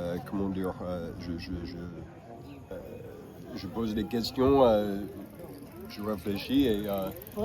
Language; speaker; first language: French; non-native, fluent; English